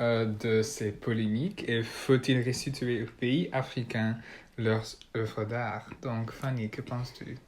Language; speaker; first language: French; non-native, learner; Dutch